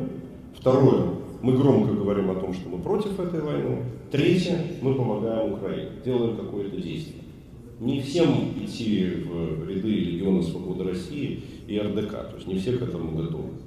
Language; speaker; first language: Russian; native; Russian